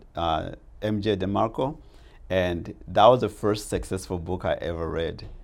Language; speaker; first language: English; non-native, local second language; Rundi